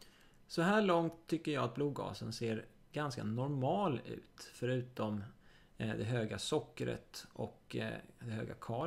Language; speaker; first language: Swedish; native; Swedish